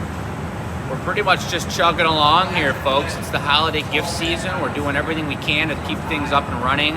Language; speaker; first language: English; native; English